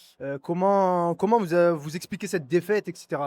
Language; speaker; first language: French; native; French